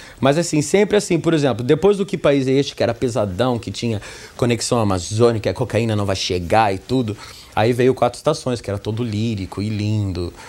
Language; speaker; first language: Portuguese; early bilingual, other home language; English